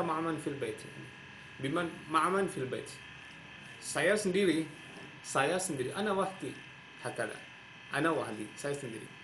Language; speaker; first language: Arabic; non-native, learner; Javanese